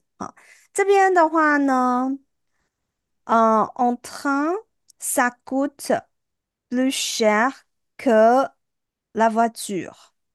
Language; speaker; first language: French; non-native, fluent; Chinese